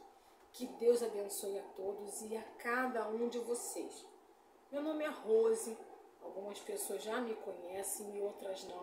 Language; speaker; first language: Portuguese; native; Portuguese